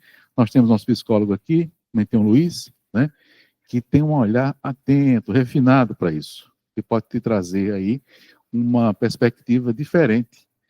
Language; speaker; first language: Portuguese; native; Portuguese